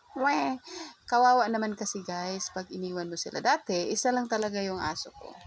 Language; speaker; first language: Filipino; non-native, local second language; Cebuano